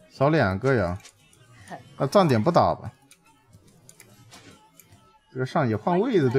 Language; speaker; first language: Chinese; native; Chinese